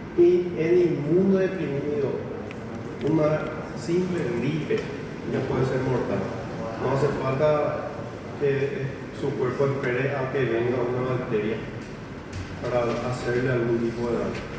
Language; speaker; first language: Spanish; native; Spanish